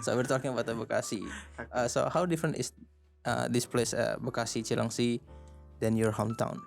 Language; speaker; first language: English; non-native, learner; Indonesian